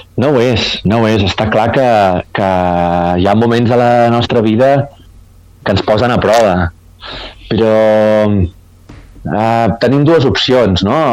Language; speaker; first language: Catalan; native; Catalan